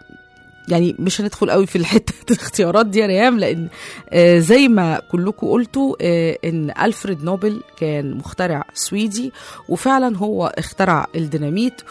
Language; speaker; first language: Arabic; native; Arabic